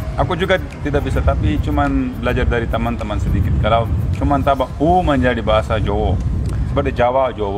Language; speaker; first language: Indonesian; non-native, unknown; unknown